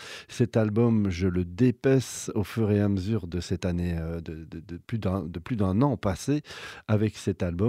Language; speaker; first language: French; native; French